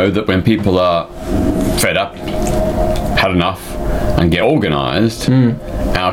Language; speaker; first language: English; native; English